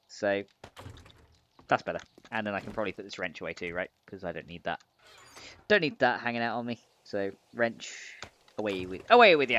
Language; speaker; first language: English; native; English